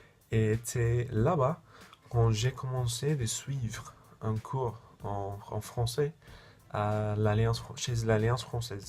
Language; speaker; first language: French; non-native, fluent; English